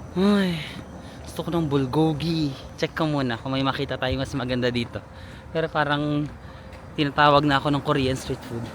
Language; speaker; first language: Filipino; native; Filipino